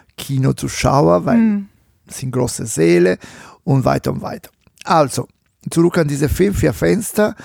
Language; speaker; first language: German; non-native, fluent; Italian